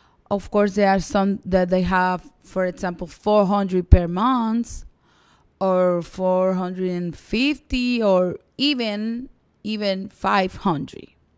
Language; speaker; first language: English; non-native, fluent; Spanish